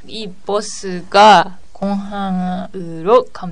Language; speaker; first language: Korean; non-native, learner; Japanese